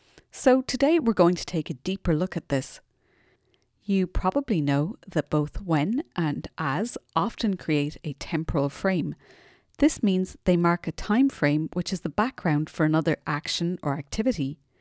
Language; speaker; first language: English; native; English